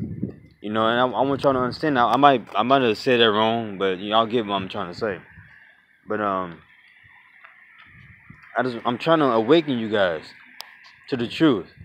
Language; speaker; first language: English; native; English